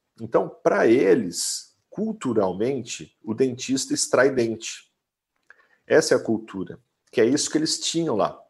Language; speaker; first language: Portuguese; native; Portuguese